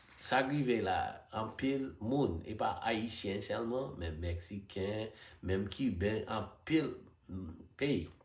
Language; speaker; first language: Haitian Creole; early bilingual, other home language; English